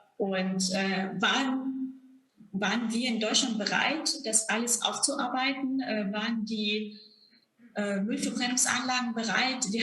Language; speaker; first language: German; non-native, fluent; Russian